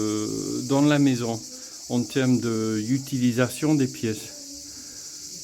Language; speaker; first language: French; non-native, fluent; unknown